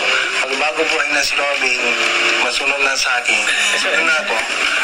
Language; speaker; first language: Filipino; non-native, learner; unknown